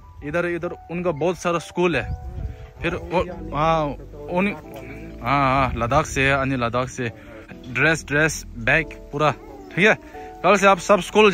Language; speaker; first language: Hindi; non-native, local second language; Tibetan